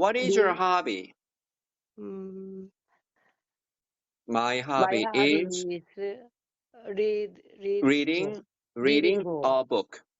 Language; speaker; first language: English; non-native, fluent; Korean